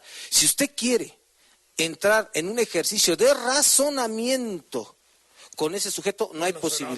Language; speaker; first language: Spanish; native; Spanish